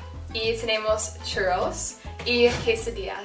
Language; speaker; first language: Spanish; non-native, learner; English